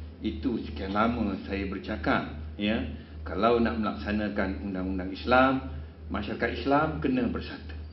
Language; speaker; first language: Malay; non-native, local second language; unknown